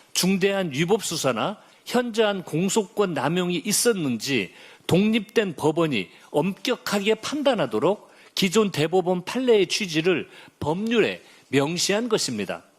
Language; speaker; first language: Korean; native; Korean